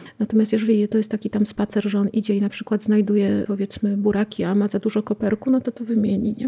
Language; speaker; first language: Polish; native; Polish